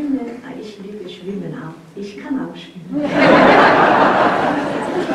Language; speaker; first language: German; non-native, learner; Korean